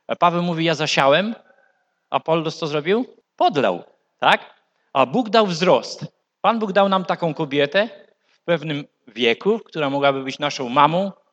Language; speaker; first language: Polish; native; Polish